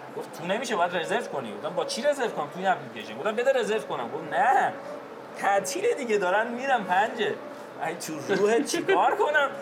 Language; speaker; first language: Persian; non-native, local second language; Azerbaijani